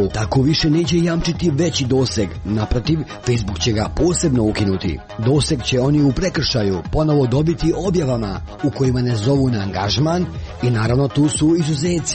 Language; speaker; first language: Croatian; native; Croatian